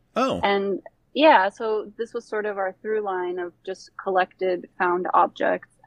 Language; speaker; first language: English; early bilingual, other home language; Bosnian